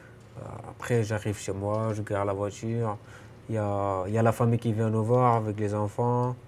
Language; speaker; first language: French; non-native, fluent; Romanian